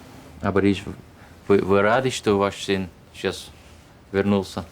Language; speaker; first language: Russian; non-native, fluent; Dutch